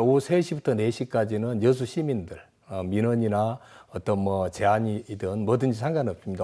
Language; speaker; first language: Korean; native; Korean